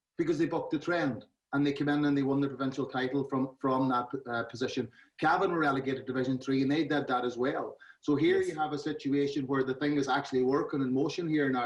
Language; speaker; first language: English; native; English